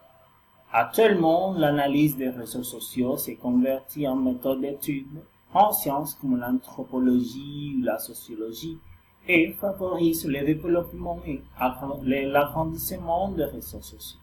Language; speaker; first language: French; non-native, learner; Spanish